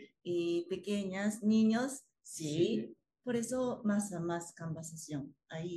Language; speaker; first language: Spanish; non-native, learner; Japanese